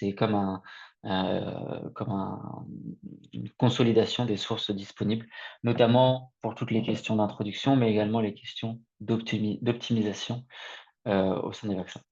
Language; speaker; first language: French; native; French